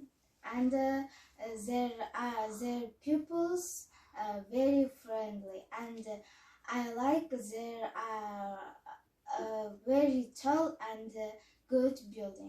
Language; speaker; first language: English; non-native, learner; Kazakh